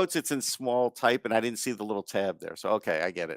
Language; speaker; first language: English; native; English